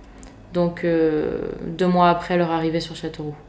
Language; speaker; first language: French; native; French